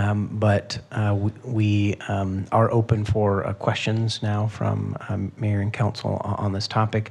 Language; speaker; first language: English; native; English